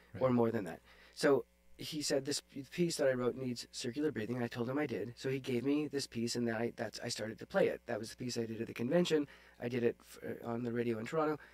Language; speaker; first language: English; native; English